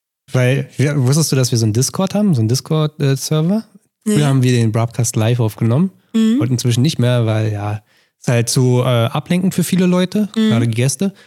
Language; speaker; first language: German; native; German